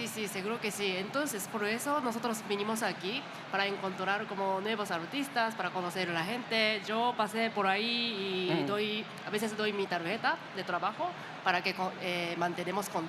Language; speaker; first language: Spanish; non-native, learner; Japanese